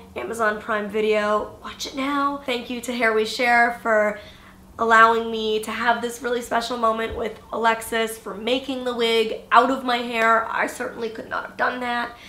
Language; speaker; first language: English; native; English